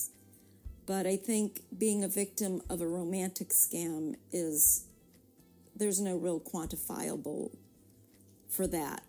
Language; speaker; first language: English; native; English